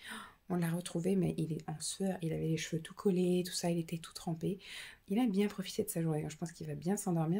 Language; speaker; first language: French; native; French